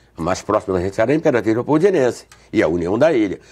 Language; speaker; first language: Portuguese; native; Portuguese